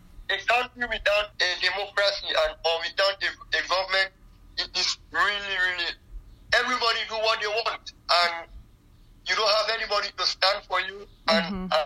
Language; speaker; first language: English; non-native, local second language; Krio